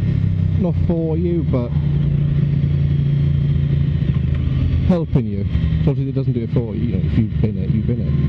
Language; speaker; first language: English; native; English